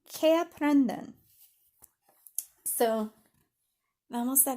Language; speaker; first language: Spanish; non-native, fluent; English